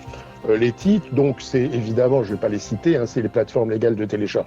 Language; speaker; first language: French; native; French